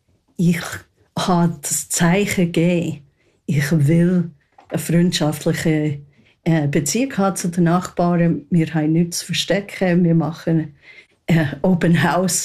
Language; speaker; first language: German; non-native, fluent; English